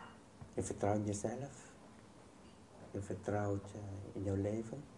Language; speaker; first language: Dutch; non-native, fluent; Vietnamese